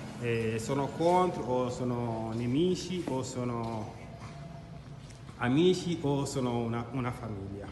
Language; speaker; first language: Italian; non-native, learner; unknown